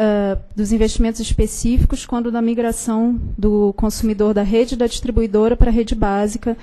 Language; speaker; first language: Portuguese; native; Portuguese